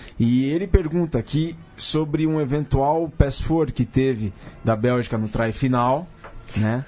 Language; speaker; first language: Portuguese; native; Portuguese